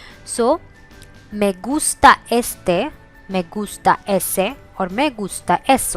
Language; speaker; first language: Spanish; non-native, fluent; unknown